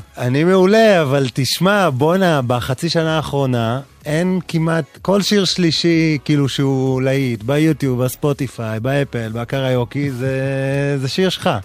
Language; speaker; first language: Hebrew; native; Hebrew